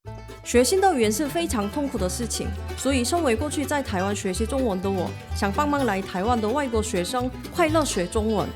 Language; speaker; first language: Chinese; non-native, fluent; Korean